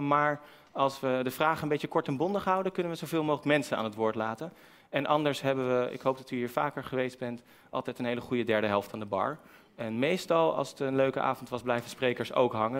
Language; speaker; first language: Dutch; native; Dutch